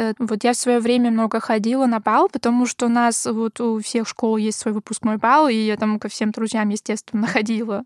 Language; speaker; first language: Russian; non-native, fluent; German